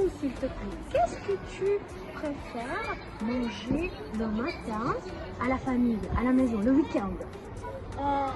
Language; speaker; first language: French; non-native, learner; Ukrainian